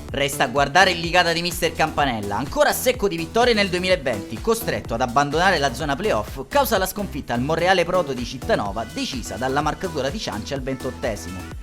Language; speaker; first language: Italian; native; Italian